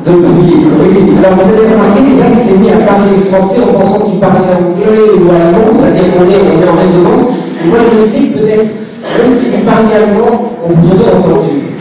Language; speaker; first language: French; native; French